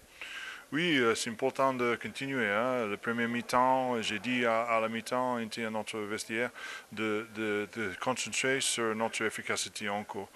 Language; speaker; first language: French; non-native, learner; English